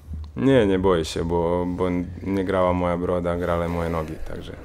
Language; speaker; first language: Polish; non-native, fluent; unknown